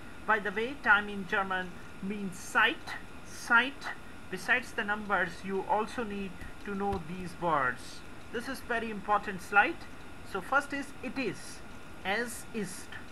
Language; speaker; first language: English; non-native, local second language; Hindi